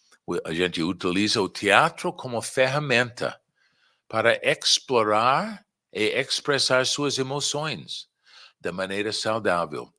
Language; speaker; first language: Portuguese; non-native, fluent; English